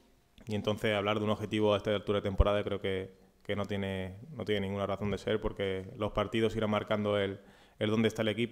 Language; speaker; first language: Spanish; native; Spanish